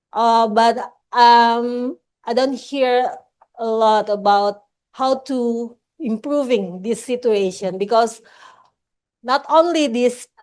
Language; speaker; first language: English; non-native, local second language; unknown